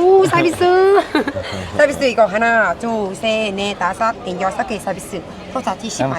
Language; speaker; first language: Korean; non-native, learner; Vietnamese